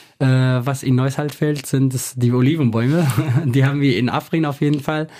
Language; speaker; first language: German; non-native, fluent; Kurdish